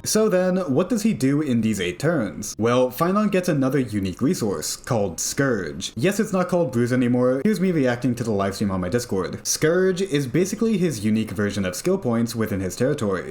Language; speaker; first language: English; native; English